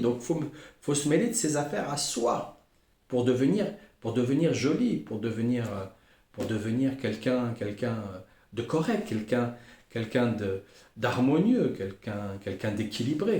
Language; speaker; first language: French; native; French